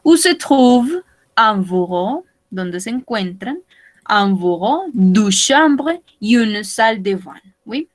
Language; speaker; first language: French; non-native, learner; Spanish